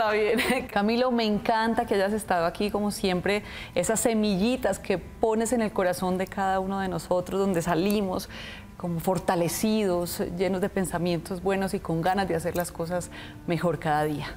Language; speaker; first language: Spanish; native; Spanish